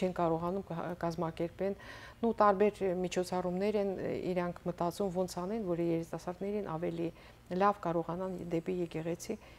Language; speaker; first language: Armenian; native; Armenian